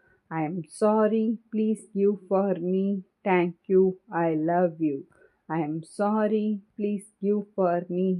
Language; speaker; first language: English; non-native, learner; Tamil